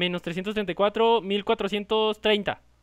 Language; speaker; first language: Spanish; native; Spanish